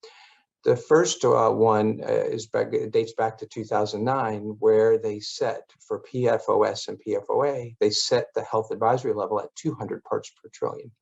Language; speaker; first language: English; native; English